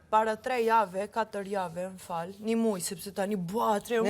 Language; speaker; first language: Albanian; early bilingual, heritage; Italian